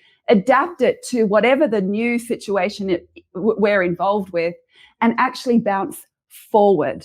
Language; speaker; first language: English; native; English